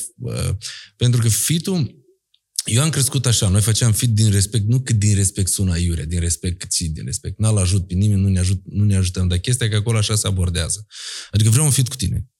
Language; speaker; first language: Romanian; native; Romanian